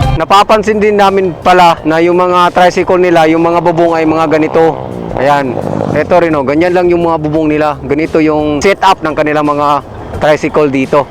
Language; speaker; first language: Filipino; non-native, local second language; Cebuano